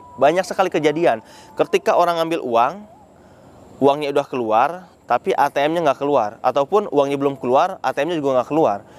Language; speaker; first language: Indonesian; native; Indonesian